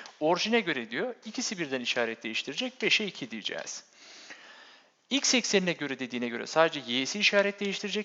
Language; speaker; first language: Turkish; native; Turkish